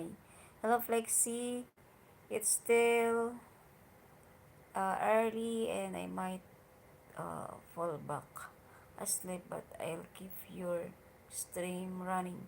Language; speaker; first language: English; non-native, learner; Hiligaynon